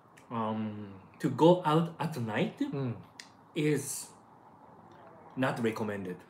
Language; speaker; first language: English; non-native, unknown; Japanese